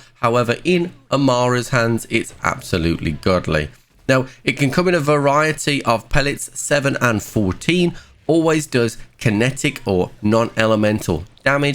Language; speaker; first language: English; native; English